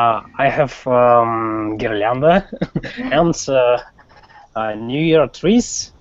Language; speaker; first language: English; non-native, learner; Russian